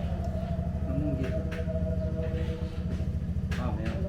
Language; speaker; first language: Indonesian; non-native, learner; French